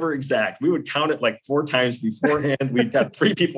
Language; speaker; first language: English; native; English